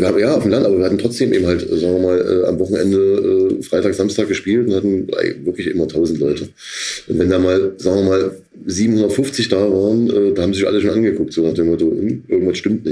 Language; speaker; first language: German; native; German